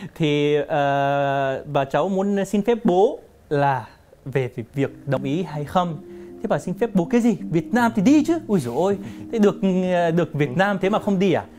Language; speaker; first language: Vietnamese; non-native, fluent; Arabic